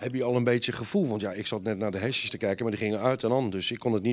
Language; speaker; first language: Dutch; native; Dutch